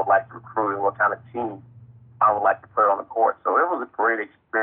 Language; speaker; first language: English; native; English